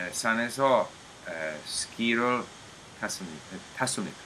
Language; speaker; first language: Korean; non-native, learner; English